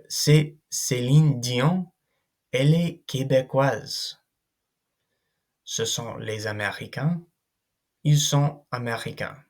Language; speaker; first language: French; non-native, fluent; English